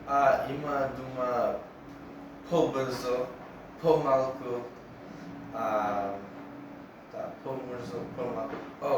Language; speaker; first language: Bulgarian; non-native, learner; English